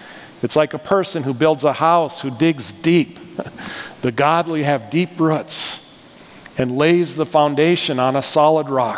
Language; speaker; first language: English; native; English